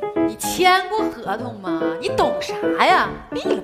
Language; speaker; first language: Chinese; native; Chinese